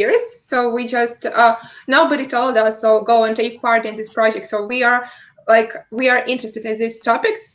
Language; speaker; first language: English; non-native, fluent; Ukrainian